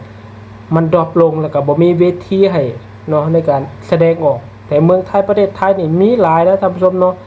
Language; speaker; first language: Thai; non-native, local second language; Lao